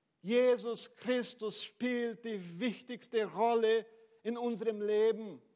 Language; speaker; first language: German; non-native, fluent; Portuguese